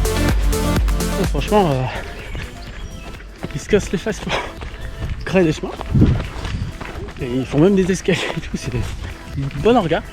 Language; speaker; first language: French; native; French